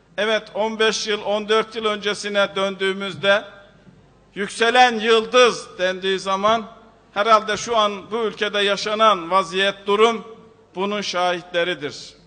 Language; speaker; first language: Turkish; native; Turkish